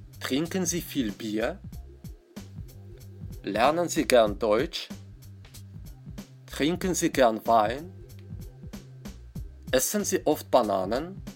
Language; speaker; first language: German; non-native, fluent; Russian